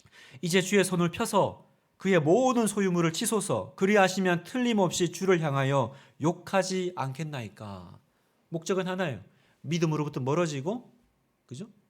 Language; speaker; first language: Korean; native; Korean